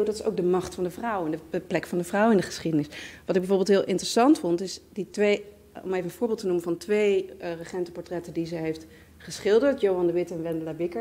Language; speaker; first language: Dutch; native; Dutch